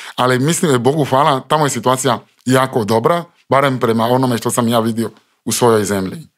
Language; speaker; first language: Croatian; non-native, fluent; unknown